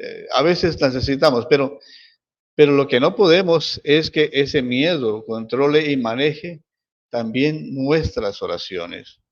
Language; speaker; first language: Spanish; native; Spanish